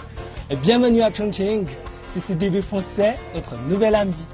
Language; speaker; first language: French; non-native, fluent; Chinese